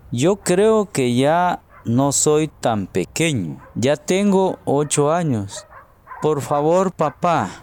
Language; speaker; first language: Spanish; native; Spanish